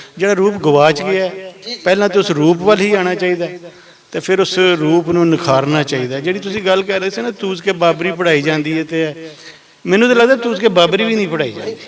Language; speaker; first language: Punjabi; native; Punjabi